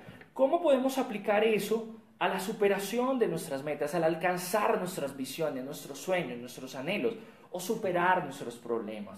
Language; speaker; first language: Spanish; native; Spanish